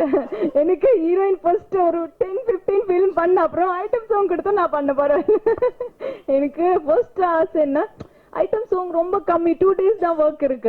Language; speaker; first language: Tamil; non-native, learner; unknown